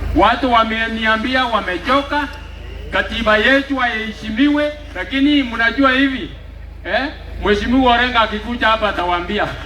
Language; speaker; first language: Swahili; non-native, local second language; Gusii